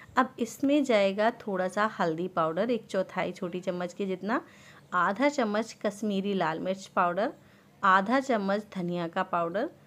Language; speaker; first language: Hindi; native; Hindi